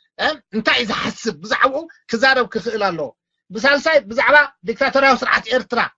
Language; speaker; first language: Tigrinya; native; Tigrinya